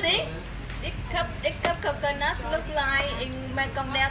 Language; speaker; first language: English; non-native, local second language; Vietnamese